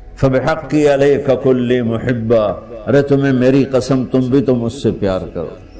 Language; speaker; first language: Urdu; non-native, local second language; Punjabi